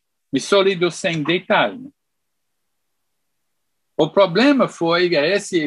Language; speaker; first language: Portuguese; non-native, fluent; English